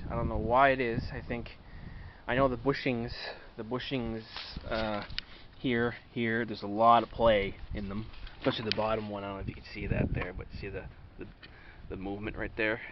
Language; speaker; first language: English; native; English